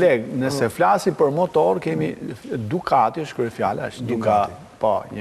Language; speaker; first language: Albanian; native; Albanian